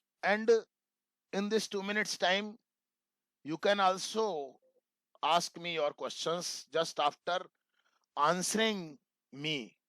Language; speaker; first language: English; non-native, local second language; Hindi